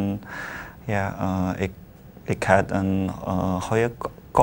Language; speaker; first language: Dutch; non-native, learner; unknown